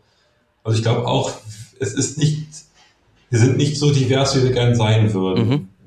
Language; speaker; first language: German; native; German